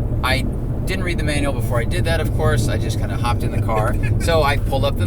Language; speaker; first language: English; native; English